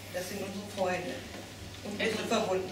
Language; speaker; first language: German; native; German